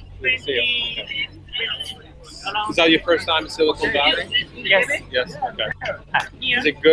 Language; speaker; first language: English; non-native, learner; Japanese